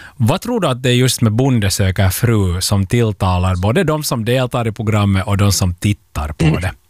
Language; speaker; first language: Swedish; native; Swedish